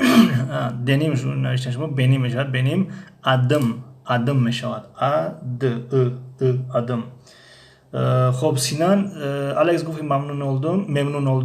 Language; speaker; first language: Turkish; non-native, fluent; Tajik